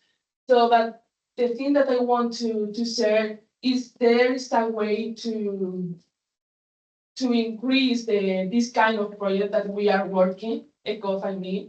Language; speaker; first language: English; non-native, fluent; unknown